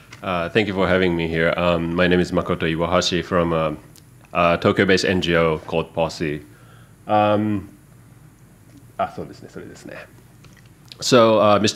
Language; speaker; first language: English; non-native, fluent; Japanese